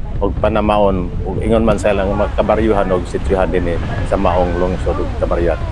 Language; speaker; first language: Cebuano; native; Cebuano